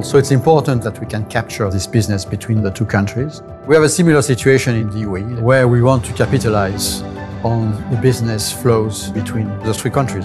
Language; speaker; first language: English; non-native, fluent; French